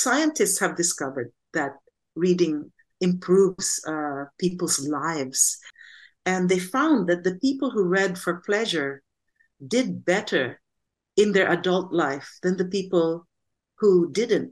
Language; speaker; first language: English; non-native, local second language; Filipino